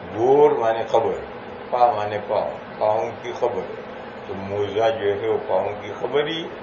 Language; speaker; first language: Urdu; non-native, local second language; Gujarati